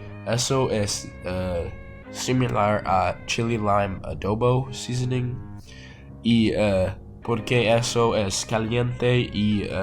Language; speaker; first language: Spanish; non-native, learner; English